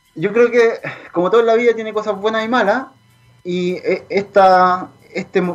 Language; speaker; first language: Spanish; native; Spanish